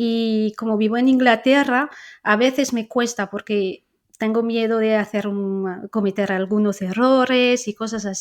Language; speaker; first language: Spanish; non-native, fluent; French